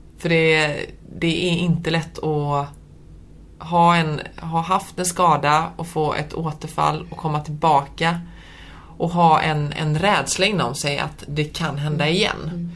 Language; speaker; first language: Swedish; early bilingual, other home language; Polish